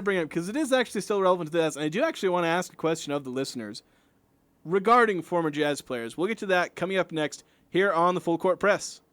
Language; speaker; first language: English; native; English